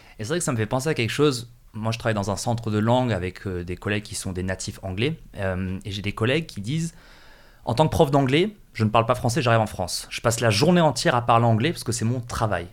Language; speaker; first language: French; native; French